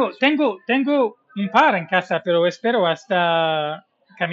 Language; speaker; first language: Spanish; non-native, fluent; English